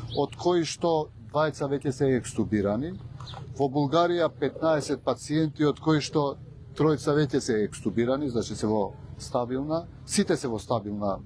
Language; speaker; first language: Macedonian; non-native, local second language; Albanian